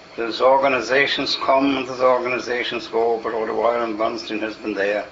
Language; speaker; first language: English; native; English